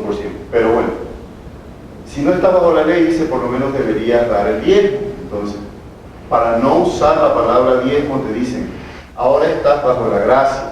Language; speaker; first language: Spanish; native; Spanish